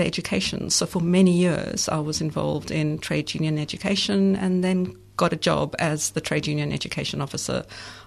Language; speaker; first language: English; native; English